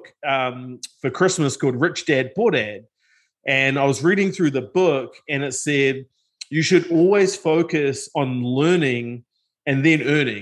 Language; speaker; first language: English; native; English